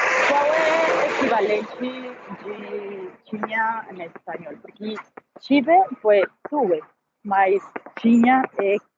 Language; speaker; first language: Portuguese; non-native, learner; Spanish